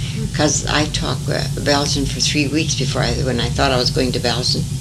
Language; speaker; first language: English; early bilingual, other home language; French